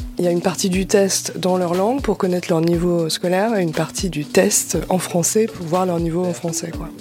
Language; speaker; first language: French; native; French